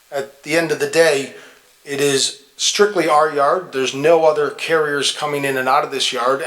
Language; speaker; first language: English; native; English